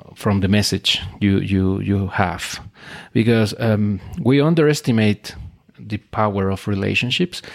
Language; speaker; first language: English; non-native, fluent; Spanish